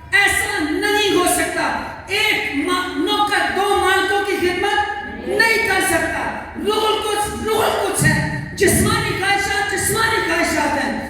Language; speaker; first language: Urdu; non-native, local second language; Punjabi